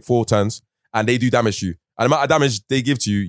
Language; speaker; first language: English; native; English